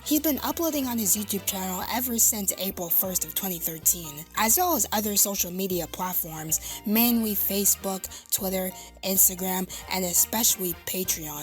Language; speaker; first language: English; native; English